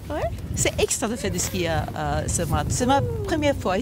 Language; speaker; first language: French; non-native, learner; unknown